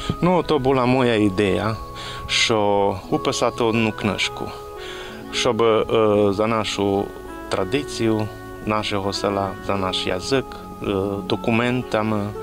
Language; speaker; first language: Ukrainian; early bilingual, heritage; Rusyn